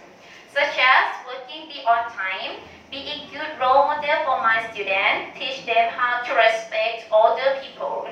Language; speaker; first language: English; non-native, learner; Thai